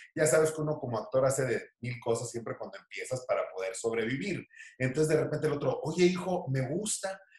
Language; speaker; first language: Spanish; native; Spanish